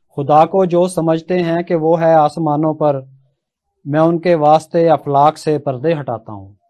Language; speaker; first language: Urdu; native; Urdu